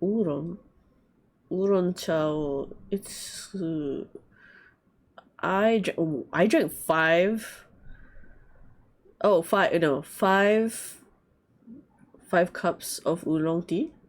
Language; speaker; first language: English; non-native, learner; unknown